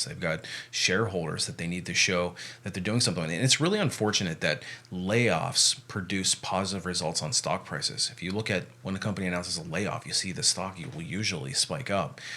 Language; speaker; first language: English; native; English